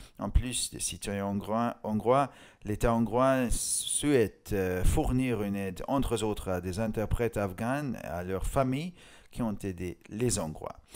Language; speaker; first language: French; non-native, fluent; Hungarian